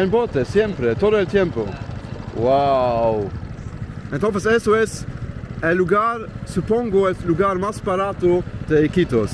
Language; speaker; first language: Spanish; non-native, learner; English